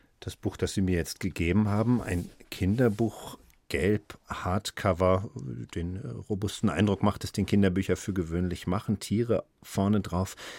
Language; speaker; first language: German; native; German